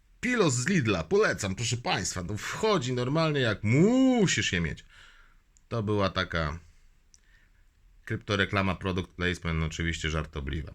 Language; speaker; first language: Polish; native; Polish